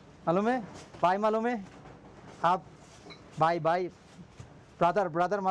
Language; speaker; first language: Hindi; non-native, learner; Bangla